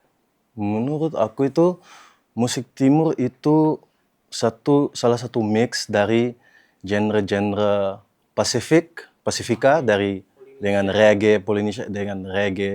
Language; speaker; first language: Indonesian; early bilingual, heritage; Dutch